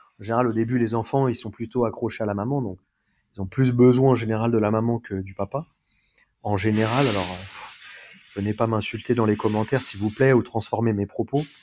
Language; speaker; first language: French; native; French